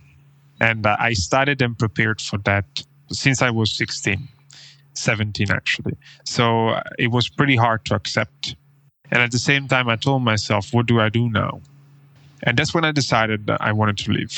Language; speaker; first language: English; non-native, fluent; Italian